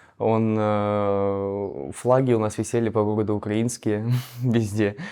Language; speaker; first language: Russian; native; Russian